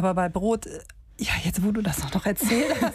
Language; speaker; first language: German; native; German